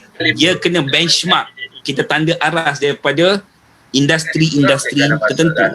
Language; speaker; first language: Malay; native; Malay